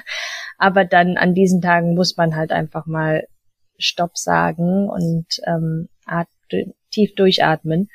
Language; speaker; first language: German; early bilingual, heritage; German